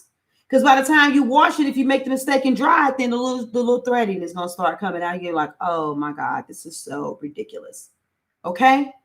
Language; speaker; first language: English; native; English